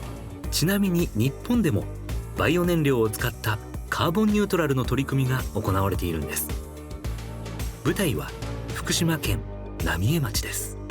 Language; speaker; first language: Japanese; native; Japanese